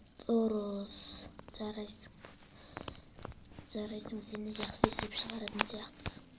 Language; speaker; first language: Kazakh; native; Kazakh